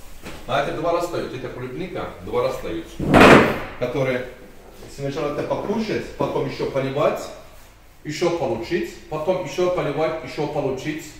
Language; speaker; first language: Russian; non-native, learner; Turkish